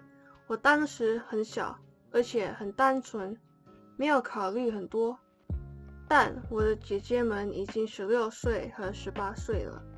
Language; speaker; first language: Chinese; non-native, learner; English